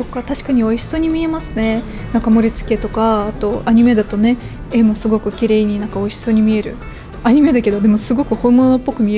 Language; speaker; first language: Japanese; non-native, fluent; Russian